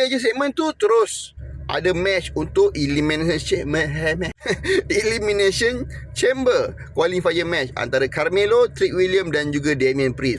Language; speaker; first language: Malay; native; Malay